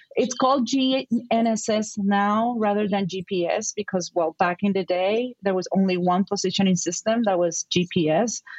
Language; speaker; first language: English; non-native, fluent; Spanish